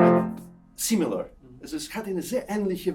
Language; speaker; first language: German; non-native, fluent; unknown